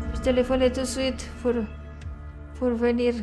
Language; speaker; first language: French; non-native, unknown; Romanian